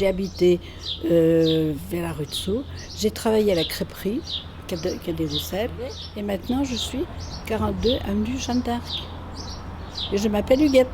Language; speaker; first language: French; native; French